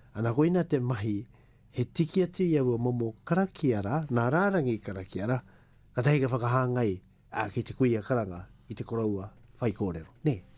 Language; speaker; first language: Māori; native; Māori